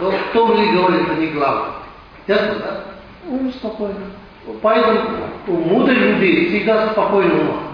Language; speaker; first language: Russian; non-native, learner; Tibetan